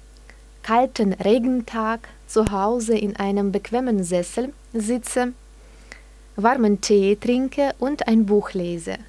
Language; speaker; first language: German; non-native, fluent; Russian